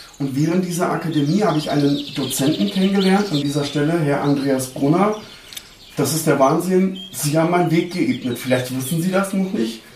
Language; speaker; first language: German; early bilingual, other home language; Turkish